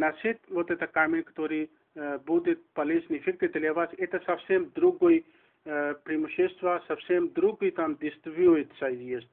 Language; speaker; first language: Russian; non-native, learner; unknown